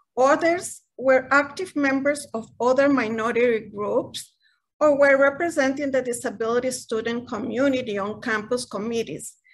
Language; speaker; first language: English; non-native, fluent; Spanish